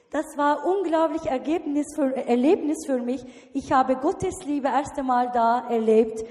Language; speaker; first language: German; non-native, learner; Turkish